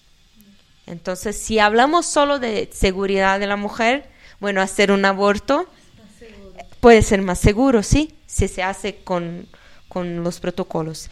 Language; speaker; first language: Spanish; non-native, fluent; Portuguese